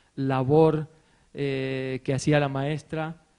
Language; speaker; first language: Spanish; native; Spanish